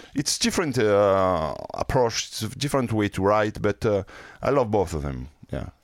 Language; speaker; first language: English; non-native, fluent; French